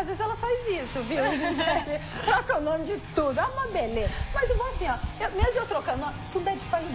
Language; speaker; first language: Portuguese; native; Portuguese